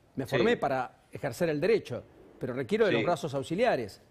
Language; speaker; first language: Spanish; native; Spanish